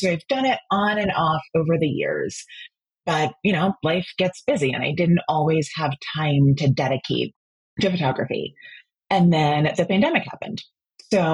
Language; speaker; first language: English; native; English